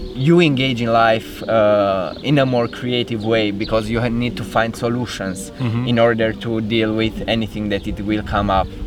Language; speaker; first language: English; non-native, fluent; Romanian